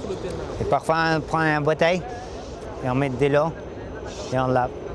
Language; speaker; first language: French; non-native, learner; Persian